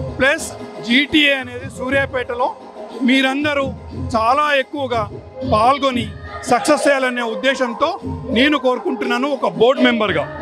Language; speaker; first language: Telugu; native; Telugu